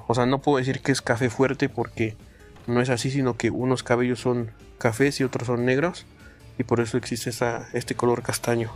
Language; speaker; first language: Spanish; native; Spanish